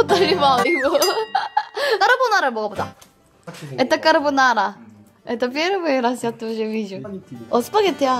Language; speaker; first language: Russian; non-native, learner; Korean